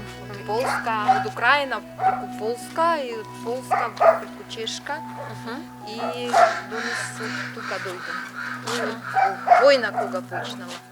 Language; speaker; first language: Macedonian; non-native, learner; Russian